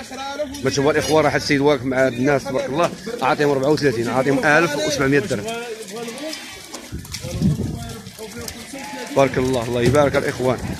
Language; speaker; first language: Arabic; native; Arabic